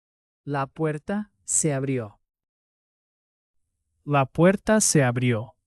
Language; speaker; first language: Spanish; non-native, fluent; English